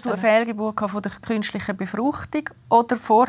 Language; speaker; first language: German; native; German